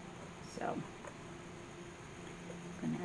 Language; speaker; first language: English; native; English